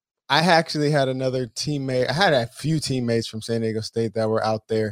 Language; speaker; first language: English; native; English